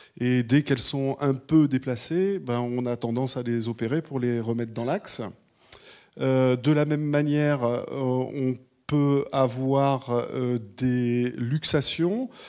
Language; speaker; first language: French; native; French